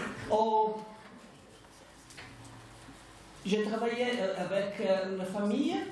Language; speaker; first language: French; non-native, fluent; Italian